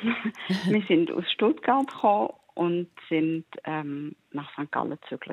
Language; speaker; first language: German; native; German